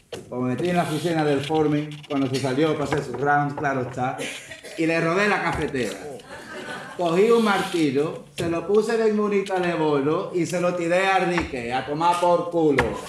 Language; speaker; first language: Spanish; native; Spanish